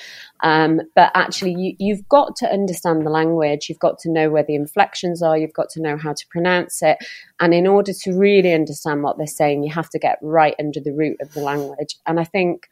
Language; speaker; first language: English; native; English